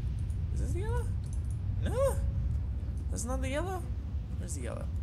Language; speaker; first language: English; native; English